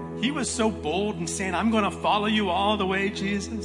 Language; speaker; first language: English; native; English